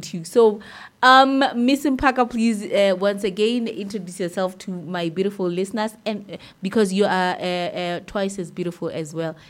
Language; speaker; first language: English; non-native, local second language; Southern Sotho